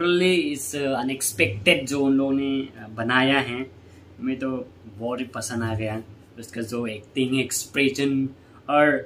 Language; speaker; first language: Hindi; non-native, local second language; Kok Borok